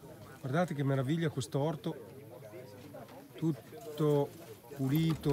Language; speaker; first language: Italian; native; Italian